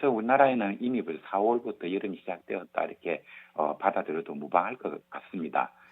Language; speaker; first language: Korean; native; Korean